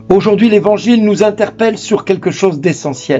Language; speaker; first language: French; native; French